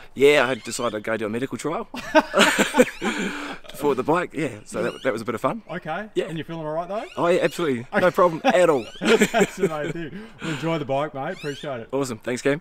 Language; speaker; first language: English; native; English